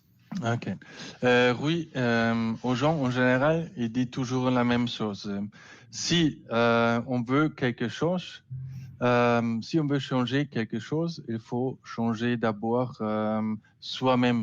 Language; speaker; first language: French; non-native, learner; German